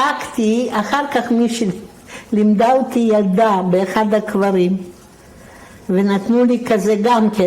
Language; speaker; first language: Hebrew; non-native, fluent; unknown